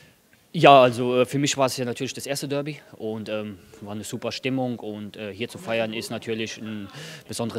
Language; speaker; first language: German; native; German